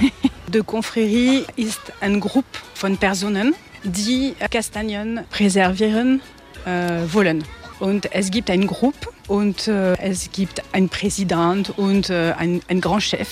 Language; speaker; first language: German; non-native, learner; French